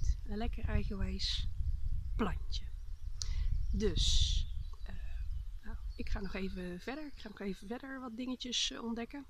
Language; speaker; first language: Dutch; native; Dutch